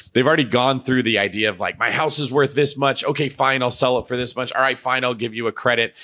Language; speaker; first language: English; native; English